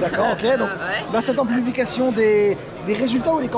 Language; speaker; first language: French; native; French